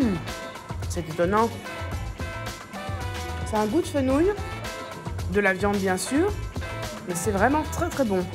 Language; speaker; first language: French; native; French